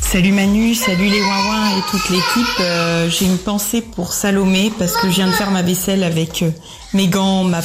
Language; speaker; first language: French; native; French